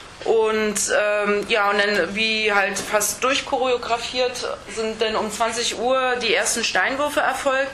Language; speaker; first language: German; native; German